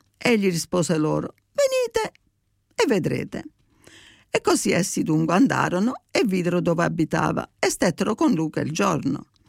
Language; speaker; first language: Italian; early bilingual, heritage; Italian